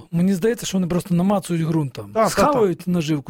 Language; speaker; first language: Ukrainian; native; Ukrainian